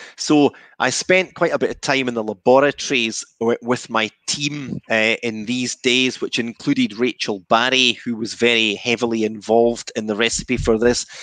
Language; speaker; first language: English; native; English